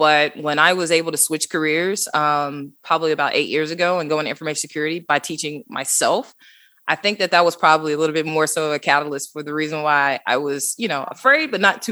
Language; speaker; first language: English; native; English